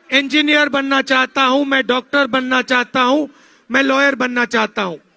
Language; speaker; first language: Hindi; native; Hindi